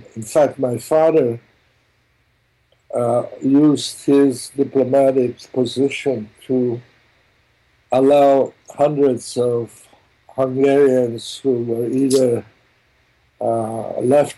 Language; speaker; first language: English; non-native, fluent; German